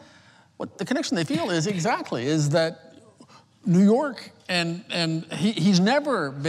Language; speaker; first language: English; native; English